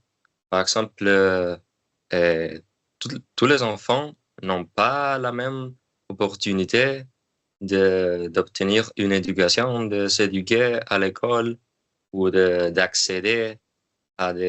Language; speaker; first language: French; non-native, learner; Spanish